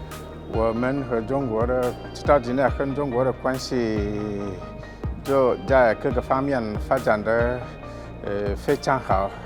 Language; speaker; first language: Chinese; non-native, fluent; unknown